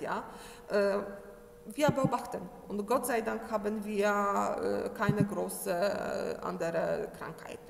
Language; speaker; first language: German; non-native, learner; Polish